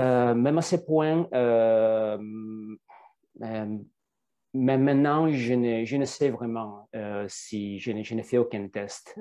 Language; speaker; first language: French; non-native, fluent; Italian